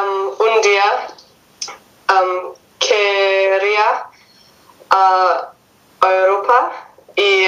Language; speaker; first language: Spanish; non-native, learner; English